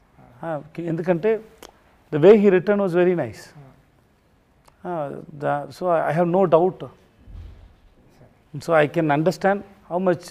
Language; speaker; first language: Telugu; non-native, learner; Tamil